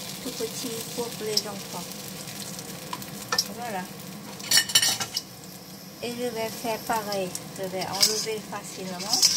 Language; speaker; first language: French; non-native, fluent; Vietnamese